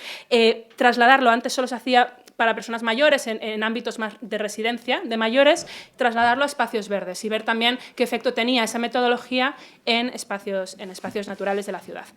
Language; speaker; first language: Spanish; native; Spanish